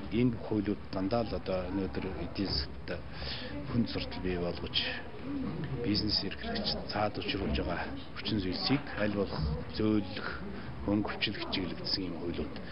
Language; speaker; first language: Mongolian; non-native, local second language; Kazakh